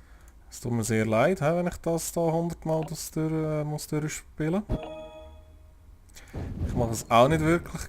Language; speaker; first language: German; native; German